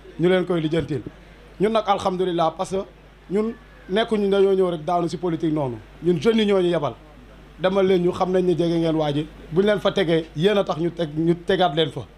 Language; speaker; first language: Wolof; native; Wolof